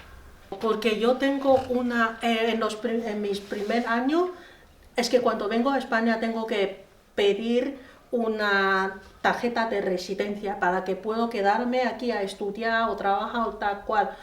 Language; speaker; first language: Spanish; non-native, learner; Chinese